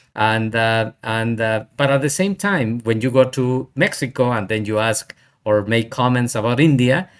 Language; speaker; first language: English; non-native, fluent; Spanish